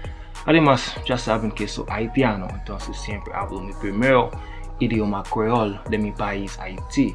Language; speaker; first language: Spanish; non-native, learner; Haitian Creole